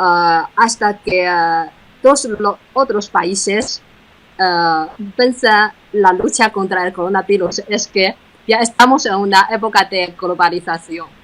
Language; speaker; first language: Spanish; non-native, fluent; Chinese